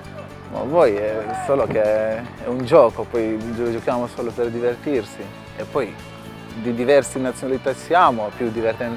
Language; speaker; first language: Italian; non-native, fluent; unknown